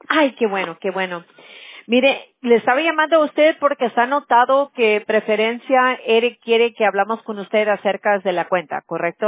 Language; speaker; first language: Spanish; early bilingual, heritage; Spanish